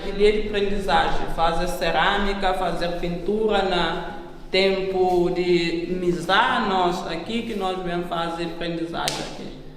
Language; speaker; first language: Portuguese; non-native, local second language; Kabuverdianu